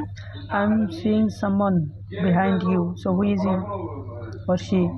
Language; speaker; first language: English; non-native, learner; Bangla